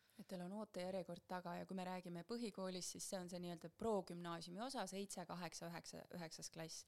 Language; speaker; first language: Estonian; native; Estonian